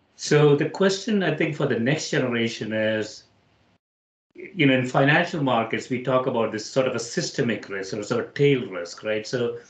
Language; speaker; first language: English; non-native, local second language; Malayalam